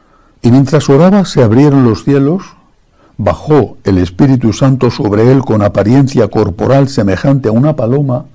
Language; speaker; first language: Spanish; native; Spanish